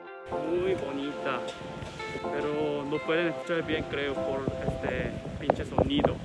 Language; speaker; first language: Spanish; non-native, learner; Korean